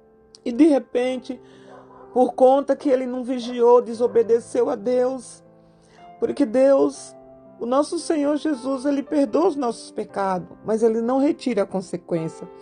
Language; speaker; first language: Portuguese; native; Portuguese